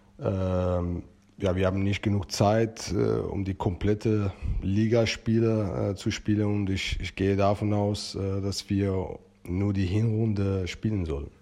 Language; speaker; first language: German; non-native, fluent; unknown